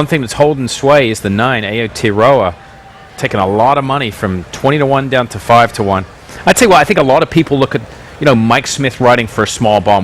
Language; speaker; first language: English; native; English